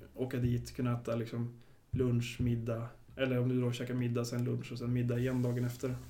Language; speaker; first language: Swedish; native; Swedish